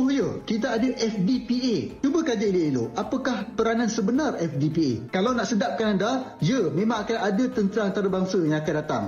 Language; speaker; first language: Malay; native; Malay